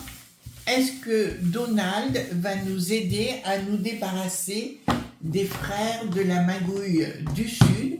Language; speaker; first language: French; native; French